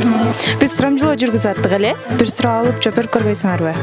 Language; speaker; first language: Kyrgyz; native; Kyrgyz